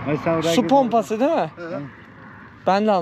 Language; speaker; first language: Turkish; native; Turkish